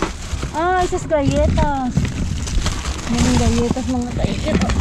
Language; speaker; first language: Spanish; non-native, learner; Filipino